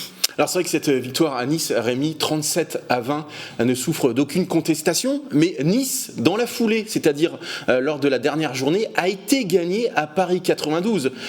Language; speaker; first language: French; native; French